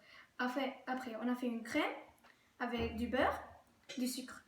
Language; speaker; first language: French; non-native, learner; Spanish